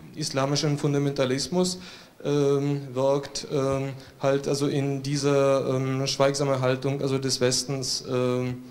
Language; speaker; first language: German; non-native, fluent; Russian